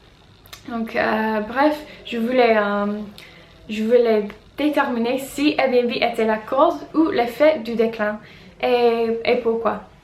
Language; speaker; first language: French; non-native, fluent; English